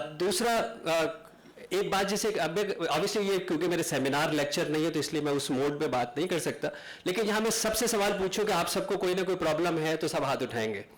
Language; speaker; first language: Urdu; native; Urdu